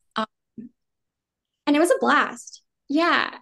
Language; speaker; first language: English; early bilingual, other home language; Vietnamese